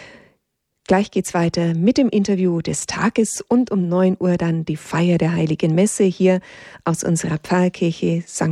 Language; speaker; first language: German; native; German